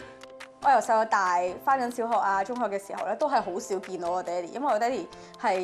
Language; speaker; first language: Cantonese; early bilingual, other home language; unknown